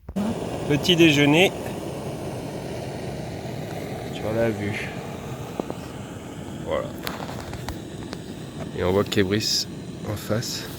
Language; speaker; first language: French; native; French